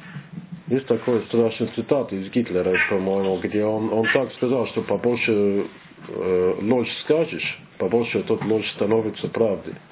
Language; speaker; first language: Russian; non-native, learner; English